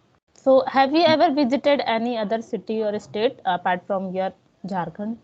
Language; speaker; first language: English; non-native, local second language; Hindi